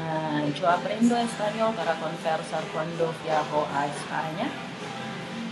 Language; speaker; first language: Spanish; non-native, learner; Indonesian